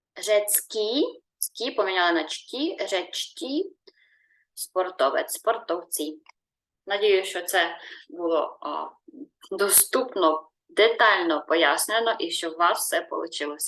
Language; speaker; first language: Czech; non-native, learner; Ukrainian